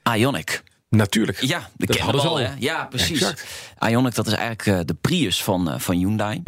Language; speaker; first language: Dutch; native; Dutch